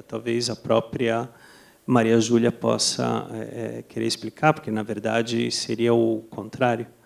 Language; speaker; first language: Portuguese; non-native, fluent; Spanish